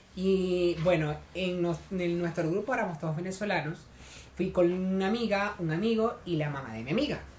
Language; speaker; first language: Spanish; native; Spanish